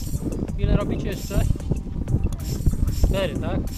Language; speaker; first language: Polish; native; Polish